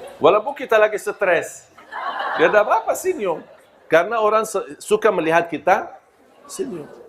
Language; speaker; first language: Malay; non-native, fluent; Arabic